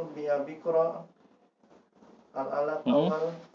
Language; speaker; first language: Arabic; non-native, learner; Indonesian